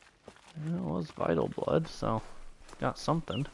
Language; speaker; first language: English; native; English